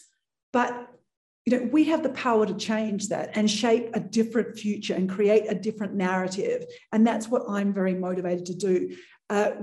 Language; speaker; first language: English; native; English